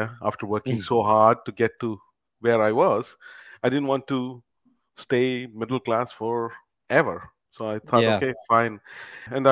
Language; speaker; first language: English; non-native, local second language; Tamil